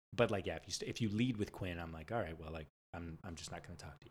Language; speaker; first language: English; native; English